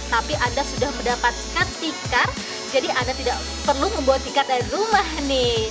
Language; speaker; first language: Indonesian; native; Indonesian